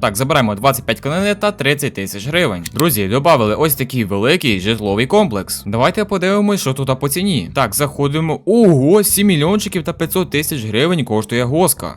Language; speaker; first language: Ukrainian; native; Ukrainian